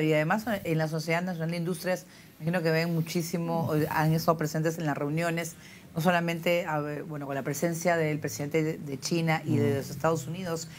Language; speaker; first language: Spanish; native; Spanish